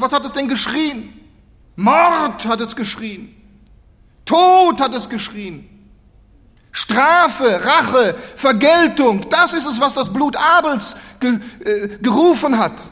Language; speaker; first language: German; native; German